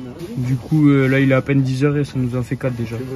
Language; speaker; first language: French; native; French